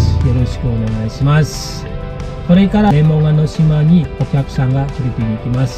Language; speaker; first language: Japanese; non-native, fluent; Indonesian